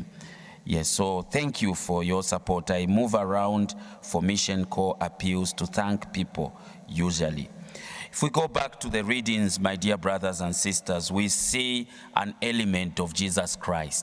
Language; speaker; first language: English; non-native, local second language; Bemba